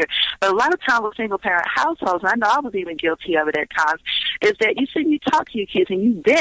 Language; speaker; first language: English; native; English